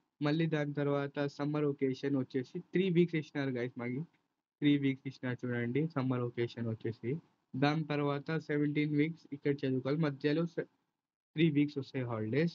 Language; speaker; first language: Telugu; non-native, local second language; Urdu